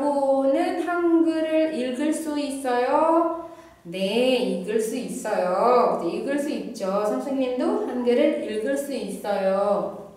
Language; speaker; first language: Korean; non-native, fluent; Indonesian